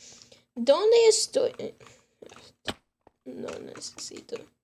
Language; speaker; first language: Spanish; non-native, learner; English